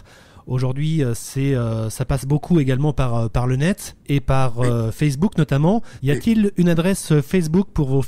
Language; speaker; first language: French; native; French